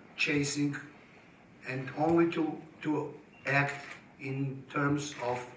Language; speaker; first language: English; non-native, fluent; Georgian